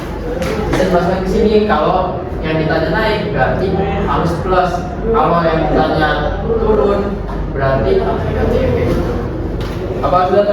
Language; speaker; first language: Indonesian; native; Indonesian